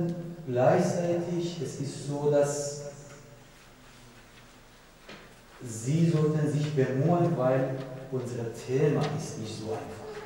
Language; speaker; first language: German; non-native, fluent; Persian